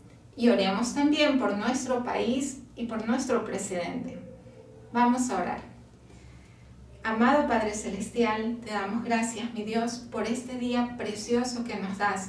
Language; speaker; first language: Spanish; native; Spanish